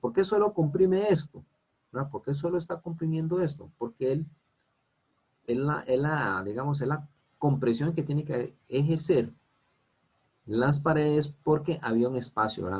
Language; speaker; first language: Spanish; native; Spanish